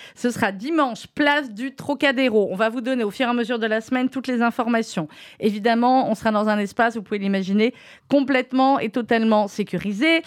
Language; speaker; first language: French; native; French